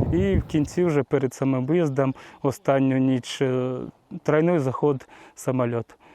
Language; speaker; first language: Ukrainian; non-native, local second language; Russian